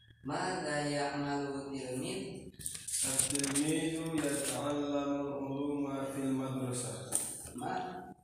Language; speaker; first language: Arabic; non-native, fluent; Indonesian